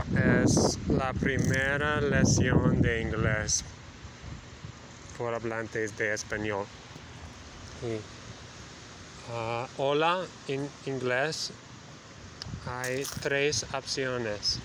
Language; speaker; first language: Spanish; non-native, fluent; English